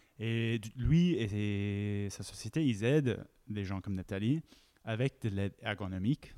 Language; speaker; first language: French; non-native, fluent; English